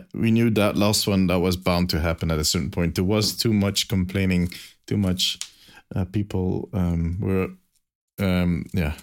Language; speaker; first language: English; non-native, fluent; Dutch